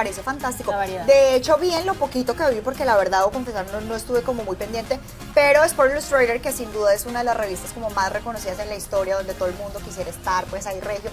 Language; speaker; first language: Spanish; native; Spanish